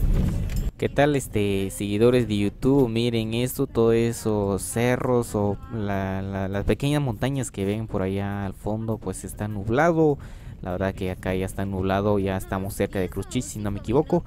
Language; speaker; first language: Spanish; native; Spanish